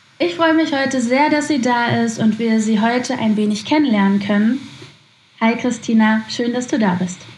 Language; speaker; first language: German; native; German